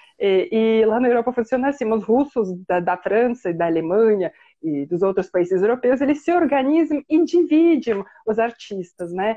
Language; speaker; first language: Portuguese; non-native, fluent; Russian